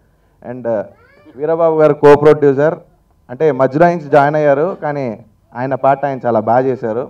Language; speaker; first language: Telugu; native; Telugu